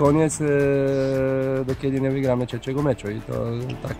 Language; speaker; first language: Polish; non-native, fluent; Slovenian